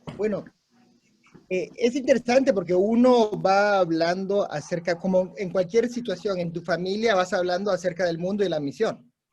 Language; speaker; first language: Spanish; non-native, local second language; English